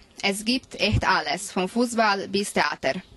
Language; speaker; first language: German; non-native, learner; Slovenian